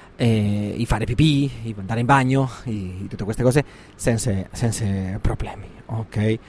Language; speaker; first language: Italian; non-native, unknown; Spanish